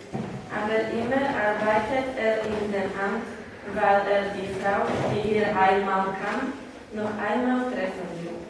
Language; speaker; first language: German; non-native, learner; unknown